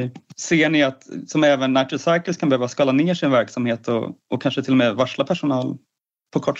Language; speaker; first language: Swedish; native; Swedish